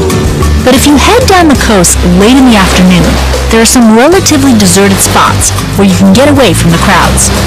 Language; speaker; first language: English; early bilingual, other home language; Italian